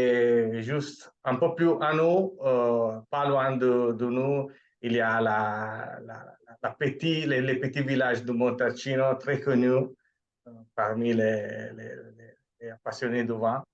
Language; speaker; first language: French; non-native, fluent; Italian